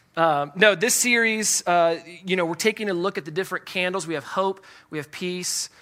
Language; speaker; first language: English; native; English